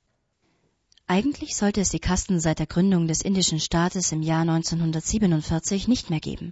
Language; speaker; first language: German; native; German